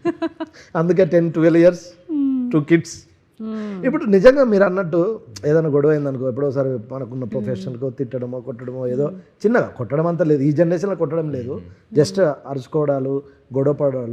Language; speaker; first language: Telugu; native; Telugu